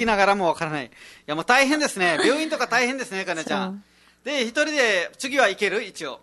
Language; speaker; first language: Japanese; non-native, fluent; Nepali